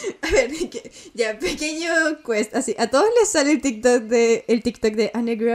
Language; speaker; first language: Spanish; native; Spanish